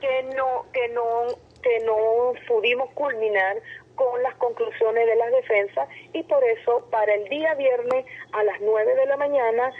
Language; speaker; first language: Spanish; native; Spanish